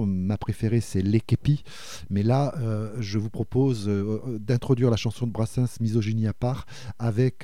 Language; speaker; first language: French; native; French